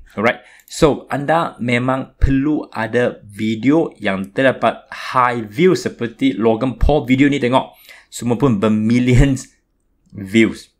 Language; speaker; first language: Malay; non-native, local second language; Chinese